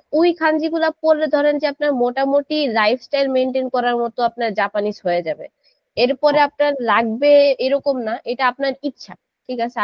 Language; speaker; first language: Bangla; early bilingual, heritage; Japanese